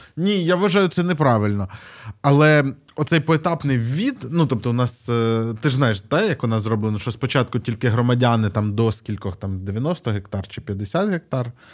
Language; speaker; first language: Ukrainian; native; Ukrainian